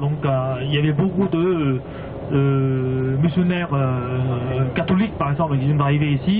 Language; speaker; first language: French; non-native, fluent; Cantonese